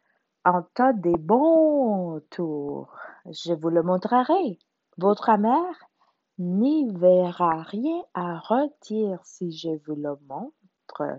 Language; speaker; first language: French; non-native, learner; Spanish